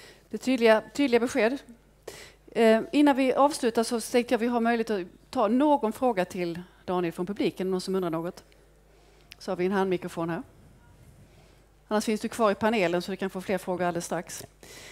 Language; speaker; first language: Swedish; native; Swedish